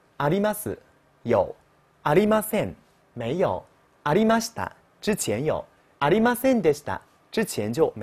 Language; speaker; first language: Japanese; non-native, fluent; Chinese